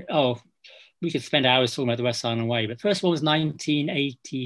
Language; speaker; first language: English; native; English